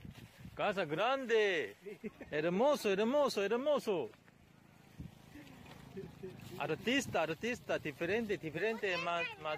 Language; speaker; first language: Spanish; non-native, learner; Korean